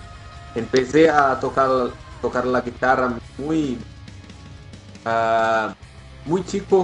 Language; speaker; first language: Spanish; non-native, learner; Portuguese